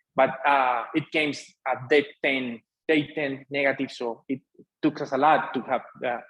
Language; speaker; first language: English; non-native, fluent; Spanish